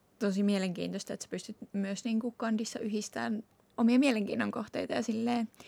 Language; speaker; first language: Finnish; native; Finnish